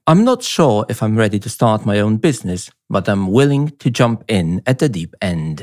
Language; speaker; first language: English; non-native, fluent; Polish